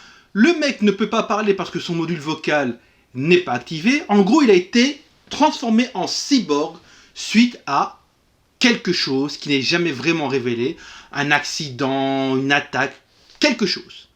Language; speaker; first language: French; native; French